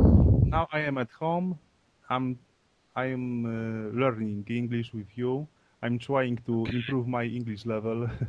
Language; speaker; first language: English; non-native, learner; Polish